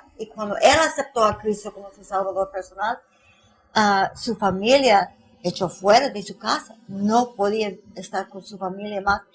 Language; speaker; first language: Spanish; non-native, fluent; English